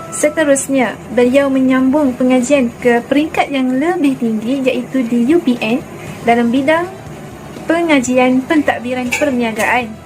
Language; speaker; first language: Malay; native; Malay